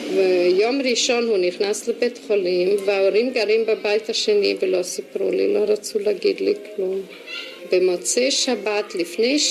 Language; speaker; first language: Hebrew; non-native, fluent; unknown